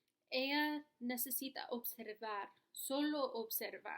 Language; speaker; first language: Spanish; non-native, learner; English